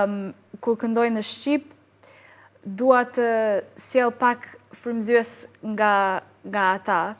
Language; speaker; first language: Albanian; non-native, learner; English